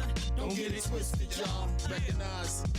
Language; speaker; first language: English; native; English